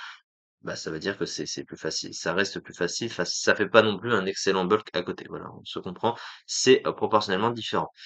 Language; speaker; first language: French; native; French